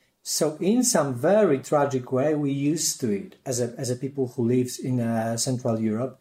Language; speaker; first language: English; non-native, fluent; Polish